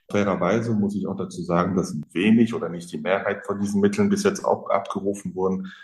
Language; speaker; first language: German; early bilingual, other home language; French